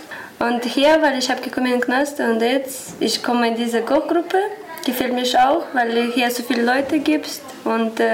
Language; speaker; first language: German; non-native, learner; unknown